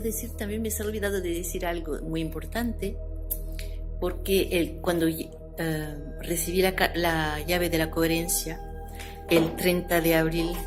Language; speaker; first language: Spanish; non-native, fluent; French